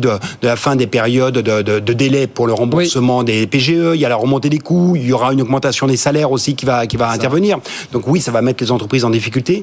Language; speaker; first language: French; native; French